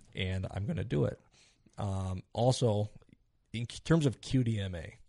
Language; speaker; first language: English; native; English